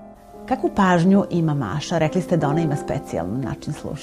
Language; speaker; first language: Serbian; native; Serbian